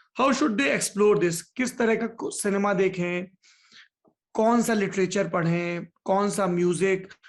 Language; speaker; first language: Hindi; native; Hindi